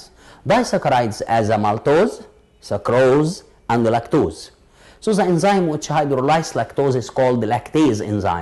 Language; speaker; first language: English; non-native, local second language; Arabic